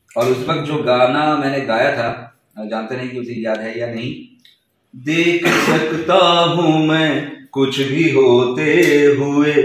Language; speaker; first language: Hindi; non-native, local second language; Bangla